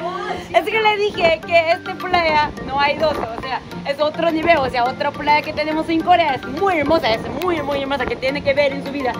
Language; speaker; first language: Spanish; non-native, fluent; Korean